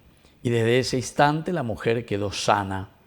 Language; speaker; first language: Spanish; native; Spanish